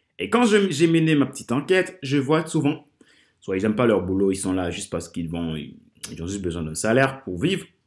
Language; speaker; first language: French; non-native, local second language; Haitian Creole